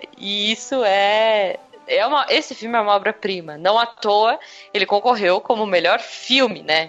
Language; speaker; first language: Portuguese; native; Portuguese